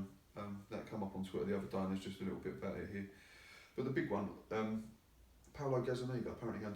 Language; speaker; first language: English; native; English